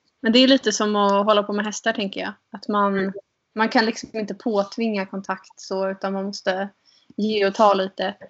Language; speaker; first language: Swedish; native; Swedish